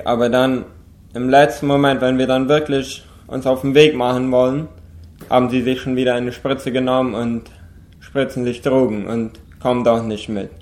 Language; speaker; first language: German; non-native, local second language; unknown